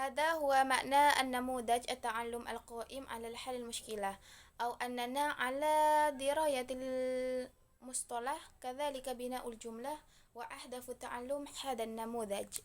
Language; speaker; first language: Arabic; non-native, learner; Indonesian